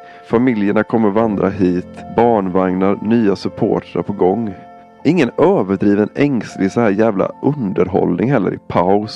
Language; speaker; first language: Swedish; native; Swedish